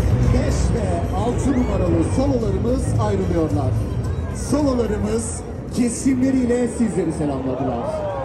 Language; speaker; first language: Turkish; native; Turkish